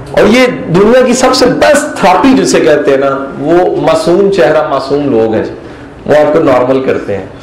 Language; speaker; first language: Urdu; non-native, local second language; Punjabi